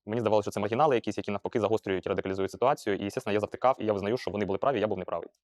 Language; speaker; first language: Ukrainian; non-native, local second language; Russian